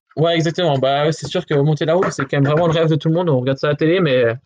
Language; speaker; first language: French; native; French